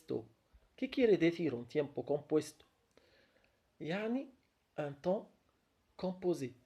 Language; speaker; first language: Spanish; non-native, fluent; Arabic